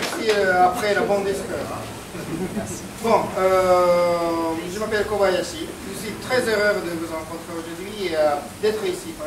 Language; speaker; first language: French; non-native, fluent; Japanese